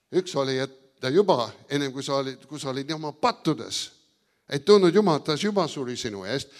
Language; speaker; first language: Estonian; early bilingual, heritage; Estonian